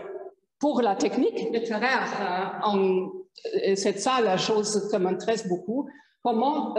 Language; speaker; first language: French; non-native, fluent; German